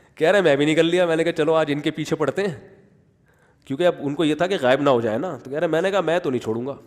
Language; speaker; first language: Urdu; native; Urdu